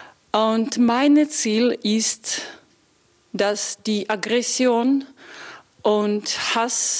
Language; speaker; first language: German; non-native, fluent; Russian